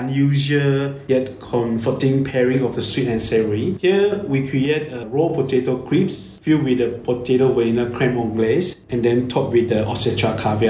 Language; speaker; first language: English; non-native, local second language; Chinese